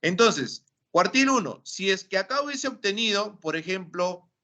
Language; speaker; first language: Spanish; native; Spanish